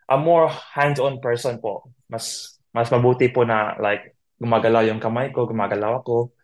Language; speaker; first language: Filipino; native; Filipino